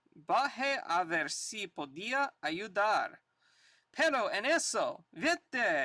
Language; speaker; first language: Spanish; non-native, learner; English